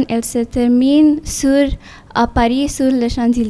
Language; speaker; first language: French; non-native, learner; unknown